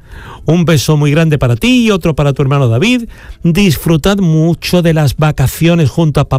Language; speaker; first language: Spanish; native; Spanish